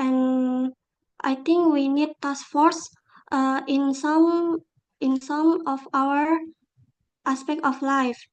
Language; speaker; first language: English; non-native, local second language; Indonesian